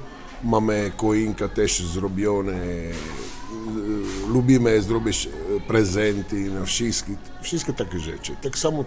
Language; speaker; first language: Polish; non-native, learner; Italian